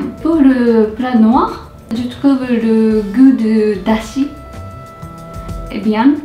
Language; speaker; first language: French; non-native, learner; Japanese